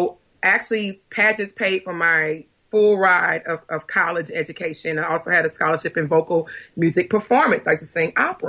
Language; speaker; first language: English; native; English